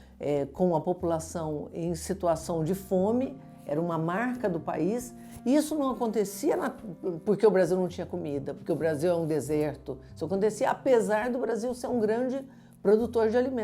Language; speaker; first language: Portuguese; native; Portuguese